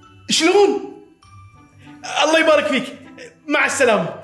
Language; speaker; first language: Arabic; native; Arabic